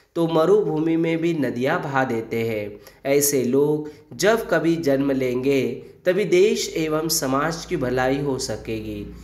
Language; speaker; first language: Hindi; native; Hindi